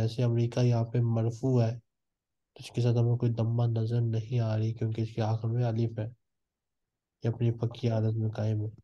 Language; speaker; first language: Urdu; native; Urdu